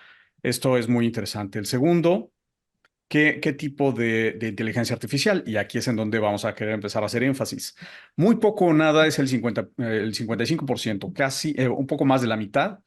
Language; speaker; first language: Spanish; native; Spanish